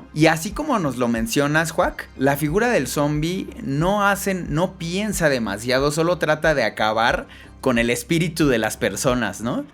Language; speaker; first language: Spanish; native; Spanish